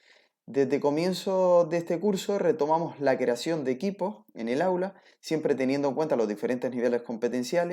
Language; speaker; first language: Spanish; native; Spanish